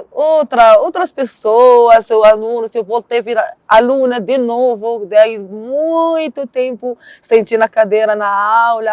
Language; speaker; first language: Portuguese; non-native, learner; Arabic